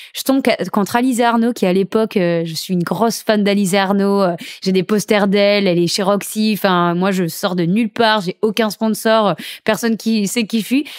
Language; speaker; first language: French; native; French